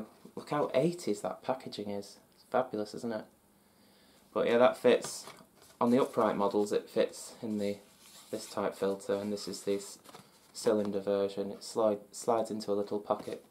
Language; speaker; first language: English; native; English